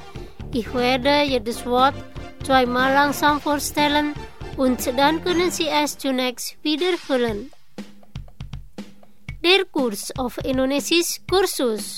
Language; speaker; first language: German; non-native, fluent; Indonesian